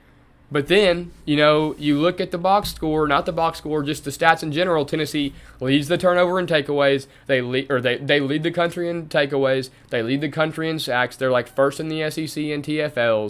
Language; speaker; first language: English; native; English